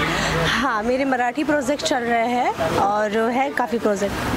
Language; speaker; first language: Hindi; native; Hindi